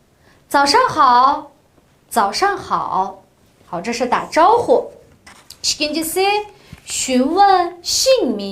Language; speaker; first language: Chinese; non-native, local second language; Uyghur